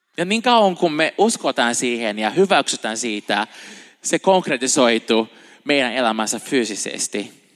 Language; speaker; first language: Finnish; non-native, fluent; Portuguese